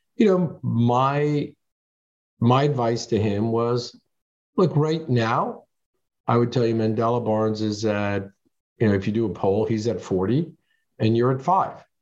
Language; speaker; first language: English; early bilingual, other home language; French